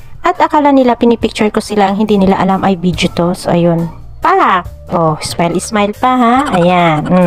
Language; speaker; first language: Filipino; non-native, local second language; Waray